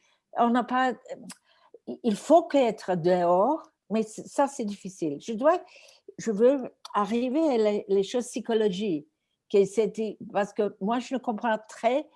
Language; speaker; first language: French; non-native, learner; Greek